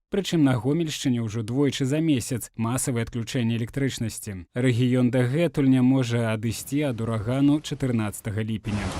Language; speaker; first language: Belarusian; native; Belarusian